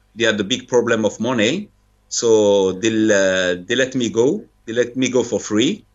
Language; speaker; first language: English; non-native, fluent; French